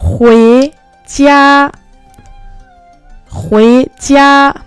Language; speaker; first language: Chinese; non-native, fluent; French